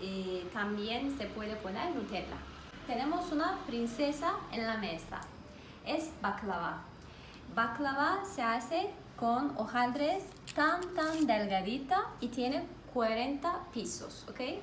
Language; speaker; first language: Spanish; non-native, learner; Turkish